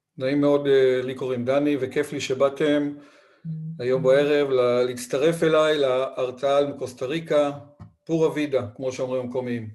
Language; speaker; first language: Hebrew; non-native, fluent; Spanish